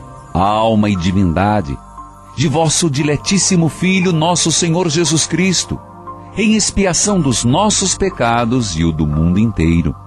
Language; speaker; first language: Portuguese; native; Portuguese